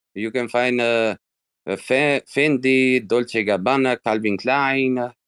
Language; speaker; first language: English; non-native, fluent; Arabic